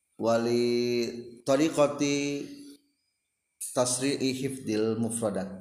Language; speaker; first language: Arabic; non-native, fluent; Sundanese